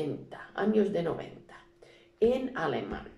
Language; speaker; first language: Spanish; non-native, learner; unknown